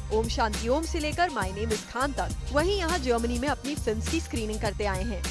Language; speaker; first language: Hindi; native; Hindi